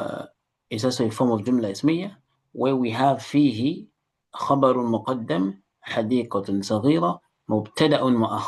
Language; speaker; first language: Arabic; non-native, fluent; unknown